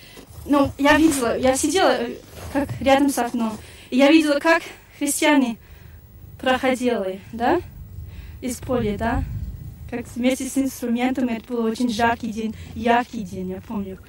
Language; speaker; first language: Russian; non-native, fluent; English